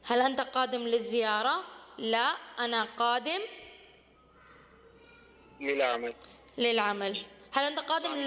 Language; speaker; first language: Arabic; non-native, fluent; Urdu